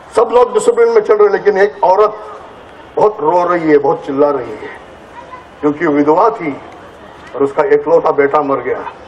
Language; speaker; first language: Hindi; non-native, local second language; Marathi